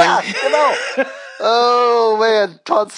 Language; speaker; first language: German; non-native, fluent; English